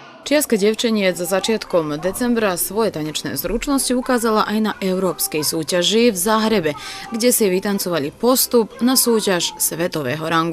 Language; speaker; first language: Slovak; native; Slovak